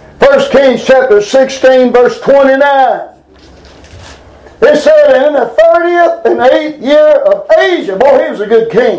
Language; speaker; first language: English; native; English